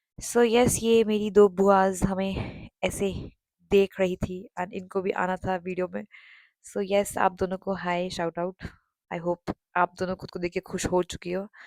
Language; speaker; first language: Hindi; non-native, local second language; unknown